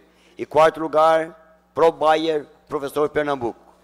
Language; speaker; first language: Portuguese; native; Portuguese